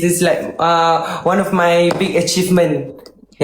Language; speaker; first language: English; non-native, local second language; Malay